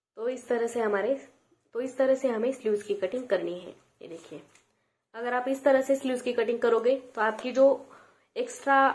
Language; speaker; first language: Hindi; non-native, local second language; Marathi